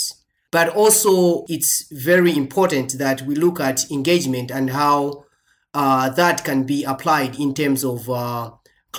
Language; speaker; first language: English; non-native, local second language; Nyanja